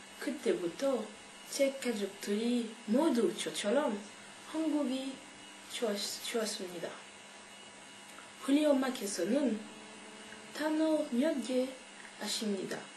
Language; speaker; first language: Korean; non-native, learner; French